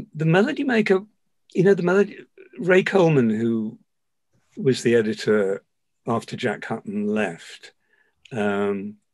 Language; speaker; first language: English; native; English